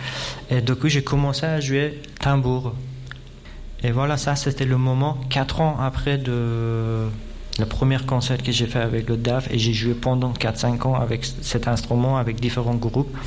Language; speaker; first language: French; non-native, fluent; Persian